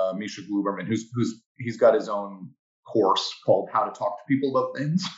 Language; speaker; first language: English; native; English